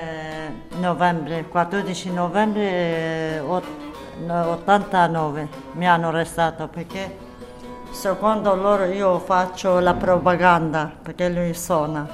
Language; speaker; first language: Italian; non-native, learner; Kurdish